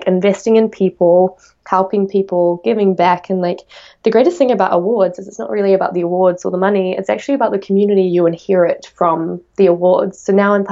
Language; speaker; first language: English; native; English